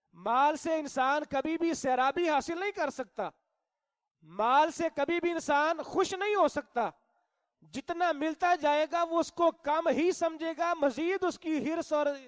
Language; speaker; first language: Urdu; non-native, local second language; Punjabi